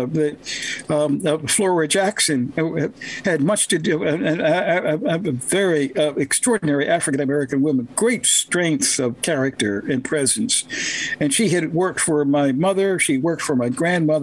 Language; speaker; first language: English; native; English